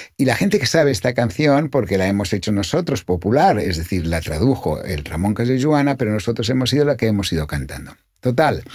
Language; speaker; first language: Spanish; non-native, local second language; Catalan